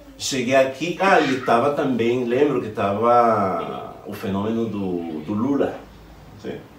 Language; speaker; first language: Portuguese; non-native, fluent; Spanish